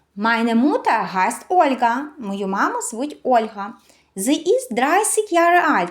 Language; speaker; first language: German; non-native, fluent; Ukrainian